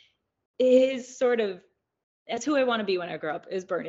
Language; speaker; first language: English; native; English